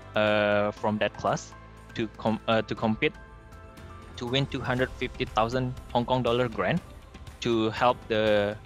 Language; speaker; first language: English; non-native, fluent; Indonesian